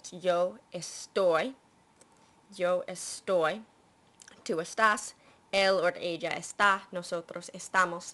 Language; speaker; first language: Spanish; non-native, fluent; English